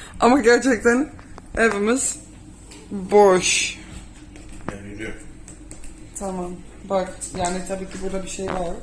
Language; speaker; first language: Turkish; non-native, fluent; Dutch